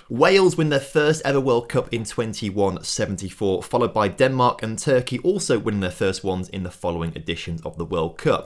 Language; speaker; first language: English; native; English